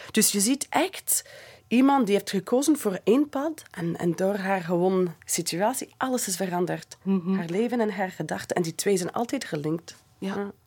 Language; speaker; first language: Dutch; non-native, fluent; English